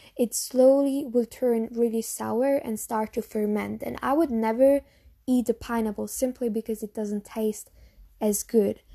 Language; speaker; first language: English; non-native, fluent; German